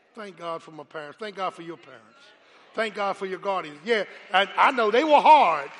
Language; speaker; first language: English; native; English